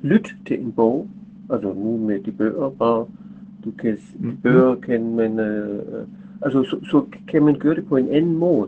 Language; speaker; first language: Danish; non-native, fluent; German